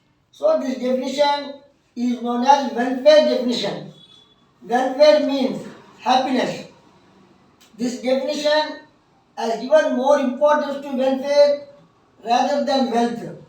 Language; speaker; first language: English; non-native, local second language; Telugu